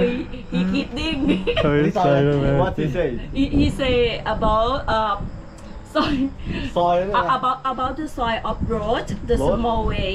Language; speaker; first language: English; non-native, learner; Thai